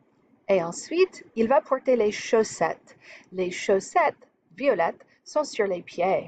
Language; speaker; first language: French; non-native, fluent; English